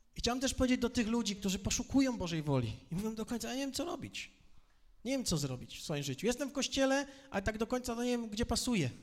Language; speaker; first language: Polish; native; Polish